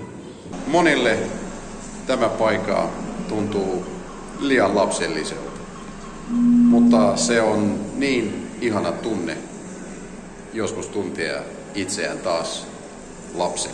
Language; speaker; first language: Finnish; non-native, fluent; Russian